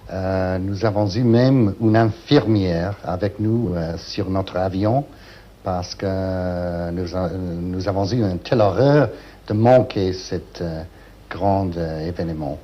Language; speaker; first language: French; non-native, learner; English